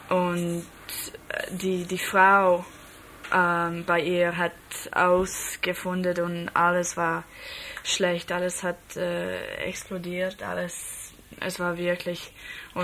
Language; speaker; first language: German; non-native, learner; English